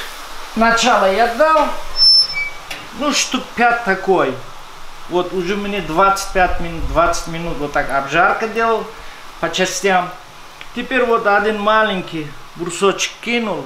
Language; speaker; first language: Russian; non-native, fluent; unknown